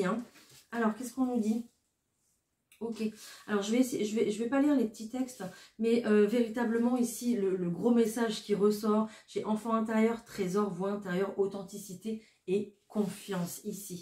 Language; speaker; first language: French; native; French